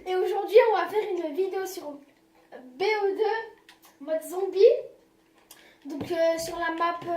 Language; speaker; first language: French; native; French